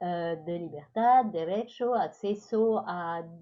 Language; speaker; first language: Spanish; non-native, learner; French